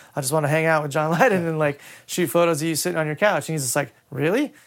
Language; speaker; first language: English; native; English